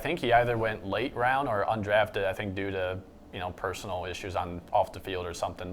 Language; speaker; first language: English; native; English